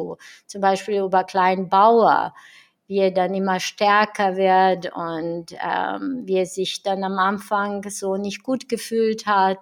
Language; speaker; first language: German; non-native, fluent; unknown